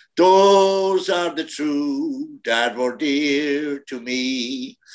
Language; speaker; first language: English; native; English